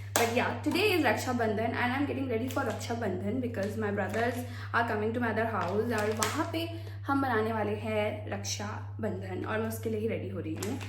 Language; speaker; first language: Hindi; native; Hindi